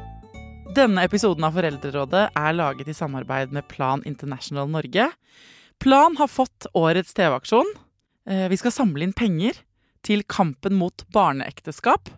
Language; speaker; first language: Norwegian; native; Norwegian